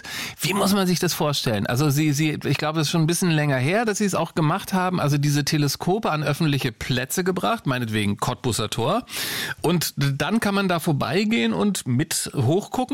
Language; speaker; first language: German; native; German